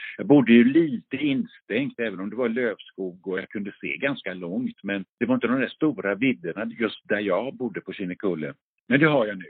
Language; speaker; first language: Swedish; early bilingual, other home language; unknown